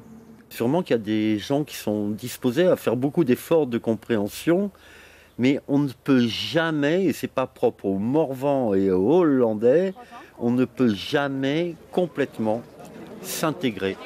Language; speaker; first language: French; native; French